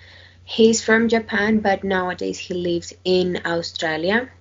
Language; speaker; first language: English; non-native, learner; Spanish